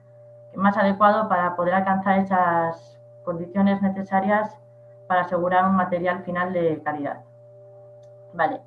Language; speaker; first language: Spanish; native; Spanish